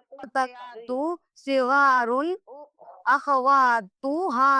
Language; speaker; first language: Arabic; non-native, learner; Urdu